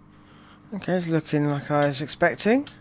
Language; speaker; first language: English; native; English